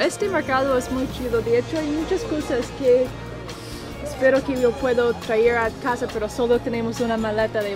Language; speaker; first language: Spanish; non-native, fluent; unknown